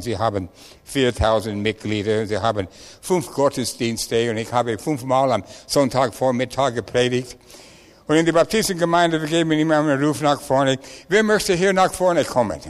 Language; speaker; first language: German; non-native, learner; English